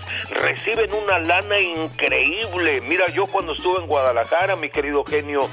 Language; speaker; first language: Spanish; native; Spanish